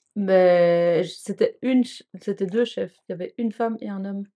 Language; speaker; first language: French; non-native, fluent; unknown